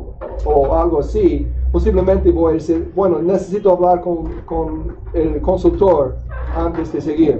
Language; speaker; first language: Spanish; non-native, fluent; English